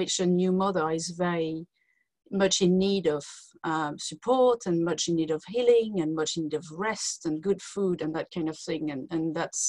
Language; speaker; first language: English; non-native, fluent; French